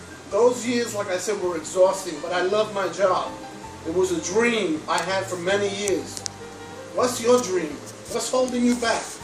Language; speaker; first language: English; early bilingual, other home language; Spanish